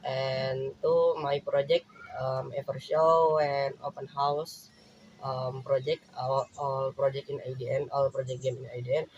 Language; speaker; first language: English; non-native, learner; Indonesian